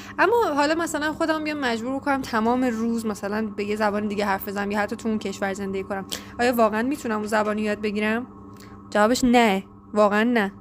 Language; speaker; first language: Persian; native; Persian